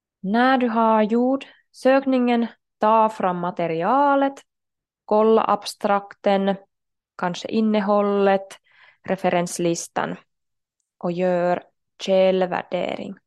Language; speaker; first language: Swedish; non-native, local second language; Finnish